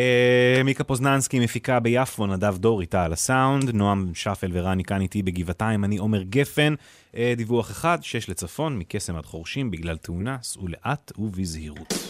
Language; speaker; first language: Hebrew; native; Hebrew